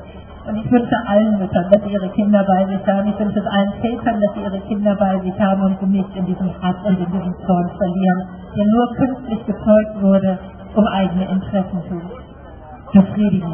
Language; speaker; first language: German; native; German